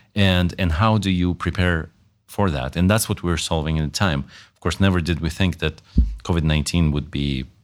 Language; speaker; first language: English; native; English